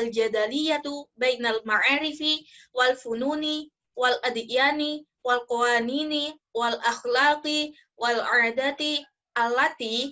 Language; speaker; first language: Arabic; non-native, learner; Indonesian